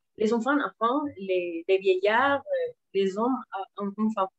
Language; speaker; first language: French; non-native, learner; Spanish